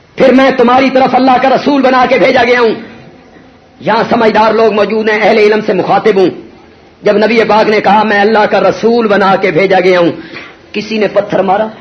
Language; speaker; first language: Urdu; non-native, local second language; Punjabi